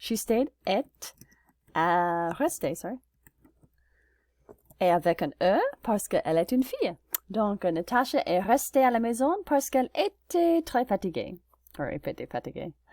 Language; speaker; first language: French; non-native, learner; English